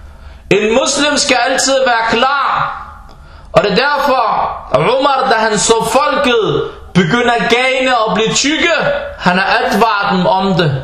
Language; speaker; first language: Danish; non-native, fluent; Arabic